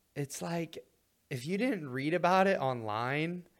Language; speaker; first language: English; native; English